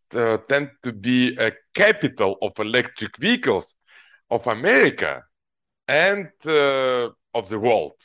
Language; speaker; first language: English; non-native, fluent; Russian